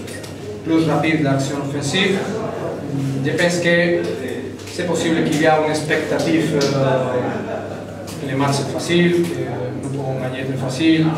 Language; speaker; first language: French; non-native, fluent; Spanish